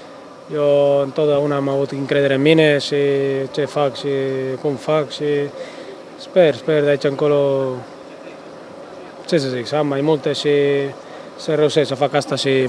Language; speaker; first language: Romanian; non-native, fluent; Spanish